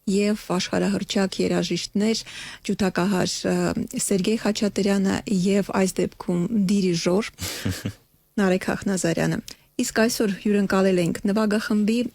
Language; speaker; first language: Armenian; native; Armenian